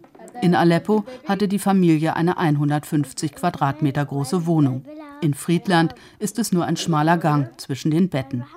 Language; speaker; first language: German; native; German